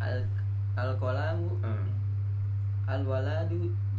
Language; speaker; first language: Arabic; non-native, learner; Indonesian